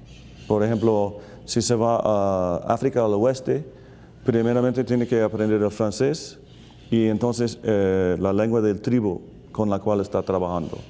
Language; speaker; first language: Spanish; non-native, fluent; English